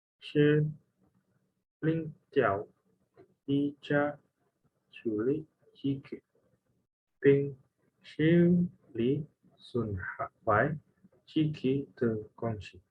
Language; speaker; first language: Chinese; non-native, learner; Indonesian